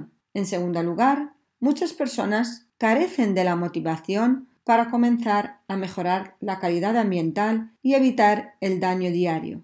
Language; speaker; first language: Spanish; native; Spanish